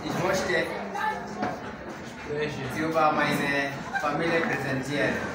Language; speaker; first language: German; non-native, learner; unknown